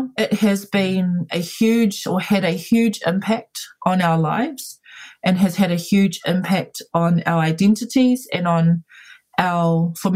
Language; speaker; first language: English; native; English